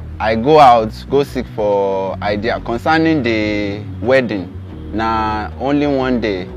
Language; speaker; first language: Nigerian Pidgin; non-native, local second language; Yoruba